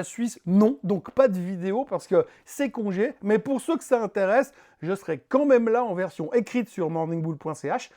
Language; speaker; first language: French; native; French